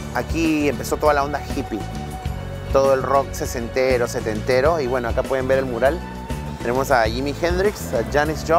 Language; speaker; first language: Spanish; native; Spanish